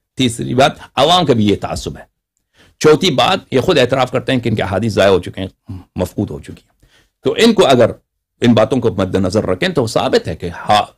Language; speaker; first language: Urdu; non-native, local second language; Persian